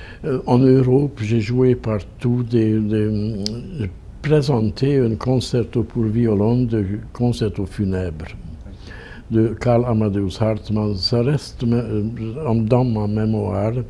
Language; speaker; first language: French; non-native, fluent; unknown